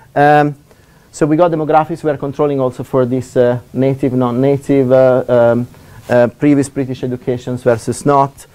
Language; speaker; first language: English; non-native, fluent; Italian